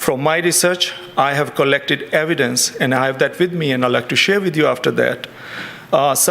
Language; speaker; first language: English; non-native, fluent; German